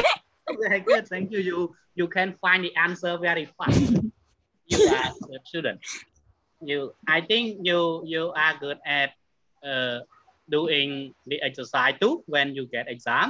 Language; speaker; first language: English; non-native, fluent; Khmer